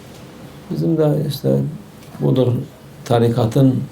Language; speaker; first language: Turkish; native; Turkish